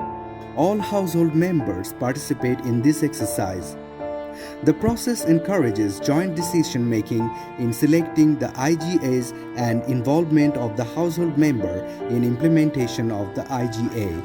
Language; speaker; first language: English; non-native, local second language; Bangla